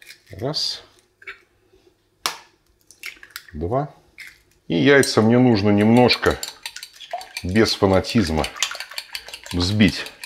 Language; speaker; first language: Russian; native; Russian